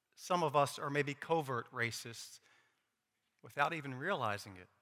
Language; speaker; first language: English; native; English